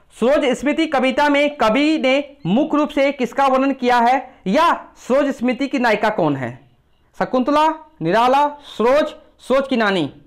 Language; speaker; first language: Hindi; native; Hindi